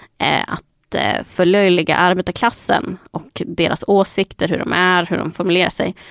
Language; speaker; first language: Swedish; early bilingual, other home language; Spanish